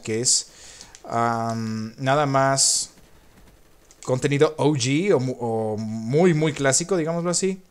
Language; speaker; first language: Spanish; native; Spanish